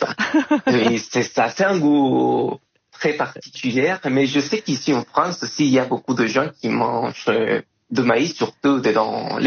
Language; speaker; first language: French; non-native, fluent; Spanish